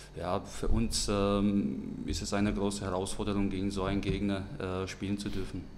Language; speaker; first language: German; non-native, fluent; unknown